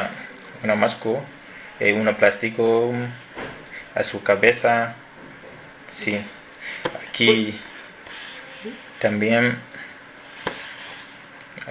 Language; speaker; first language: Spanish; non-native, learner; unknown